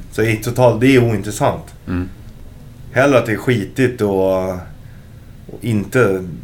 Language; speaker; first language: Swedish; native; Swedish